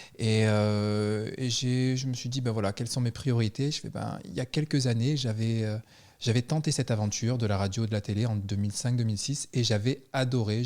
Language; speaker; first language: French; native; French